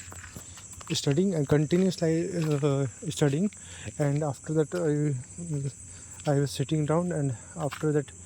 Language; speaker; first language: English; non-native, learner; Hindi